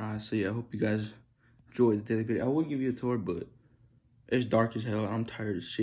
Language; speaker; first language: English; native; English